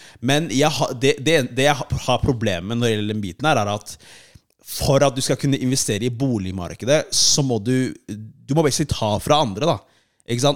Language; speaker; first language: Norwegian; early bilingual, other home language; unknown